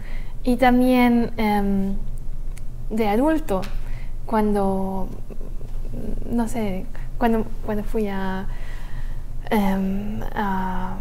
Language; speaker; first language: Spanish; non-native, fluent; German